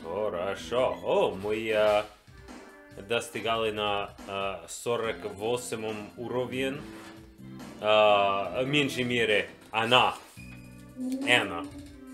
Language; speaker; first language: Russian; non-native, learner; English